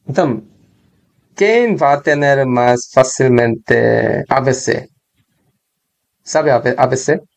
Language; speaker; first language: Spanish; non-native, learner; Korean